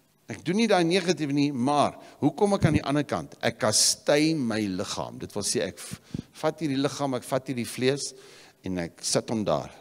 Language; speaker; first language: Afrikaans; native; Afrikaans